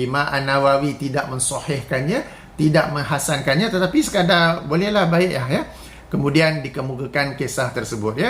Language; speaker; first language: Malay; native; Malay